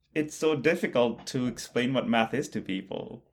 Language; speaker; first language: English; non-native, local second language; Bangla